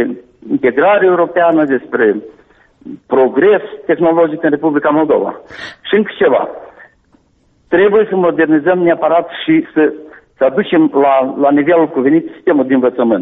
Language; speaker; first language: Romanian; native; Romanian